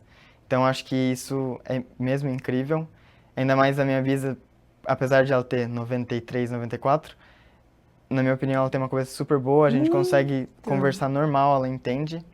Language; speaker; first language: Portuguese; early bilingual, heritage; Portuguese